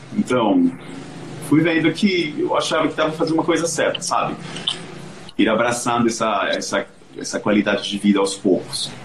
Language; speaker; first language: Portuguese; non-native, fluent; Spanish